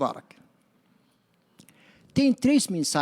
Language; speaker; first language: Portuguese; non-native, learner; Arabic